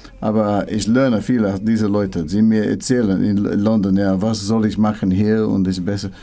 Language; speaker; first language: German; non-native, learner; English